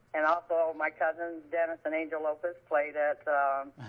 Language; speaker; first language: English; native; English